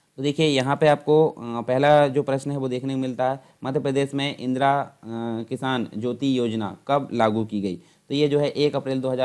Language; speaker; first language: Hindi; native; Hindi